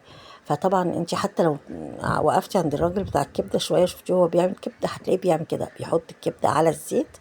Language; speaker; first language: Arabic; native; Arabic